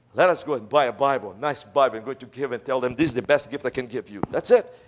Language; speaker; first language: English; non-native, fluent; Portuguese